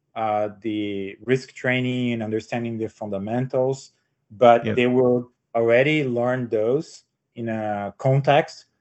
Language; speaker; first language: English; non-native, fluent; Portuguese